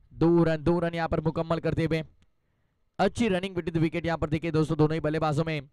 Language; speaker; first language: Hindi; non-native, local second language; Marathi